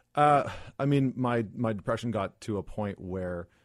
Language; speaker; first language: English; native; English